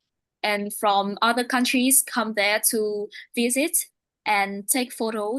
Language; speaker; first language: English; non-native, learner; Vietnamese